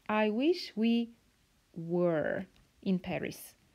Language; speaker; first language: English; non-native, fluent; Bulgarian